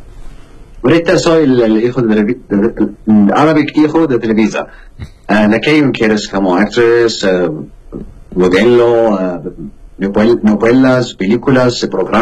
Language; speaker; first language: Spanish; non-native, learner; Arabic